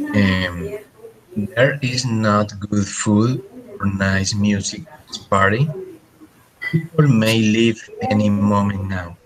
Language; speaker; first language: English; non-native, learner; Spanish